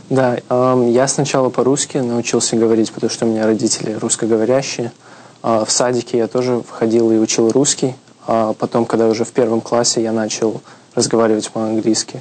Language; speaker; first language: Russian; early bilingual, heritage; Russian